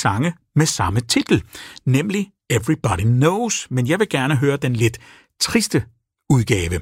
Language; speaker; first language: Danish; native; Danish